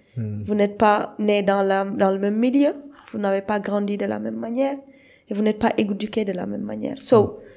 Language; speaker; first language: French; non-native, local second language; Wolof